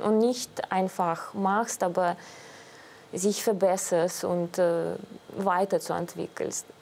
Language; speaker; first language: German; non-native, fluent; Russian